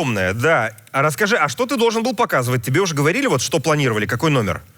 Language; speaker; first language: Russian; native; Russian